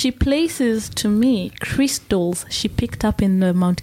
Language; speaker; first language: English; non-native, local second language; Meru